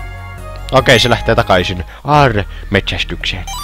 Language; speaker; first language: Finnish; native; Finnish